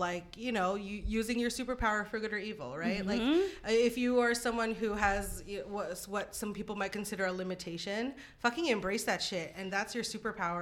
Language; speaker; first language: English; non-native, local second language; Filipino